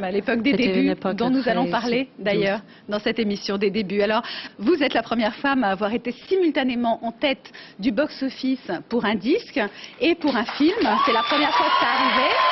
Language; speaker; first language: French; native; French